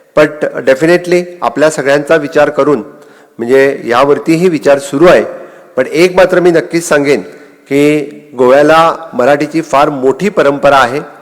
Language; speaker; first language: Marathi; non-native, local second language; Konkani